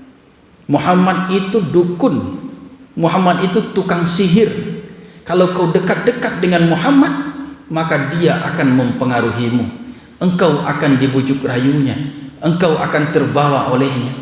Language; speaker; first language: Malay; non-native, local second language; Minangkabau